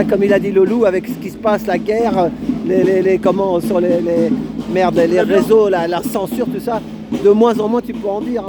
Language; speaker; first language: French; native; French